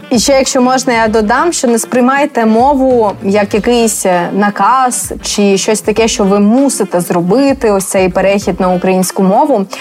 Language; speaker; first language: Ukrainian; native; Ukrainian